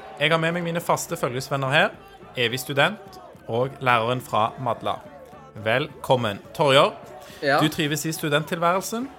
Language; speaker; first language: Norwegian; native; Norwegian